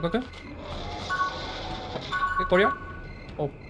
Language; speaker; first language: English; non-native, learner; Spanish